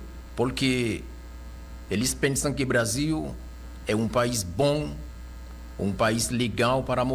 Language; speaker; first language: Portuguese; non-native, local second language; Haitian Creole